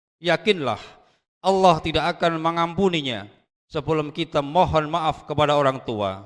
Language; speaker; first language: Indonesian; native; Indonesian